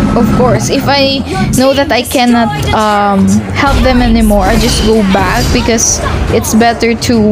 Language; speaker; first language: English; non-native, local second language; Filipino